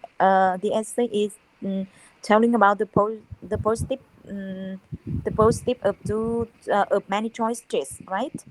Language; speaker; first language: English; non-native, learner; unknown